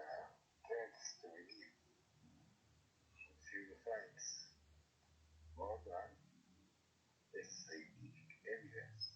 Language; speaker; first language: English; non-native, learner; Spanish